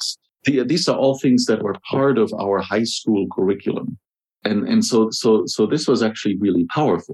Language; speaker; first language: English; non-native, fluent; German